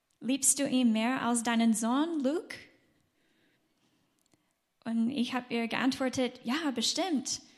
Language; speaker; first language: German; non-native, fluent; English